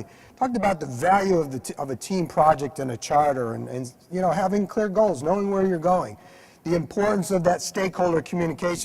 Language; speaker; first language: English; native; English